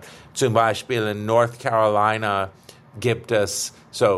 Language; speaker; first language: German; non-native, fluent; English